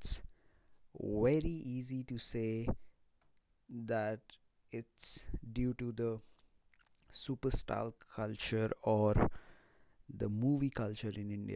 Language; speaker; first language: English; non-native, local second language; Hindi